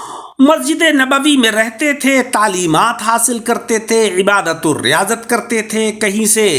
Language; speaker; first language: Urdu; native; Urdu